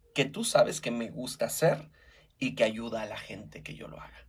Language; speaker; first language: Spanish; native; Spanish